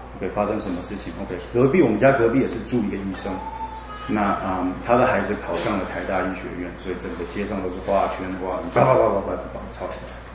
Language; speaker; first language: Chinese; native; Chinese